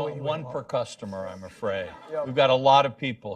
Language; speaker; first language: English; native; English